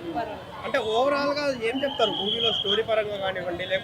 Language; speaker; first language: Telugu; native; Telugu